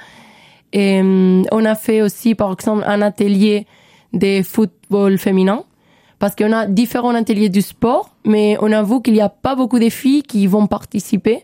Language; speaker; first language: French; non-native, learner; Spanish